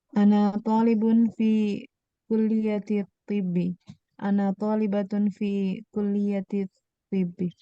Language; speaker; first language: Arabic; non-native, learner; Indonesian